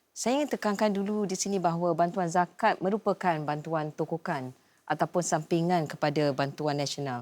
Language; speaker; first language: Malay; native; Malay